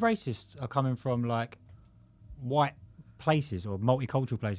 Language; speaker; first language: English; native; English